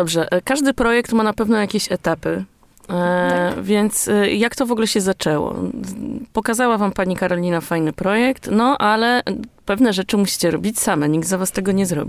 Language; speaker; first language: Polish; native; Polish